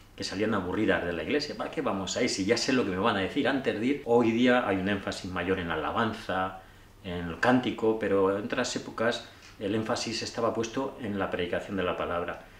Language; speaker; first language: Spanish; native; Spanish